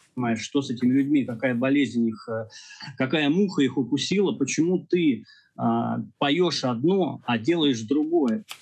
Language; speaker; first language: Russian; native; Russian